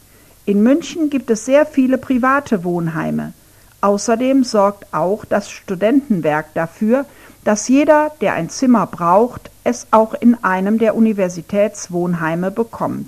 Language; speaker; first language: German; non-native, fluent; Ukrainian